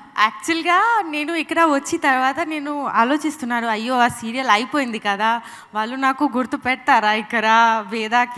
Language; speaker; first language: Telugu; non-native, learner; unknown